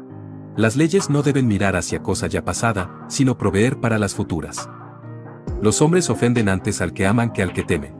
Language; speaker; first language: Spanish; native; Spanish